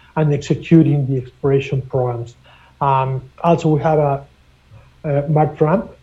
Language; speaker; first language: English; non-native, fluent; Spanish